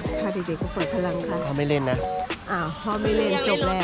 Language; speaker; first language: Thai; native; Thai